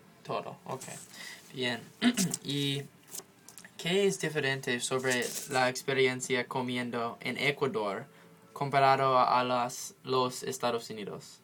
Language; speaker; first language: Spanish; non-native, learner; English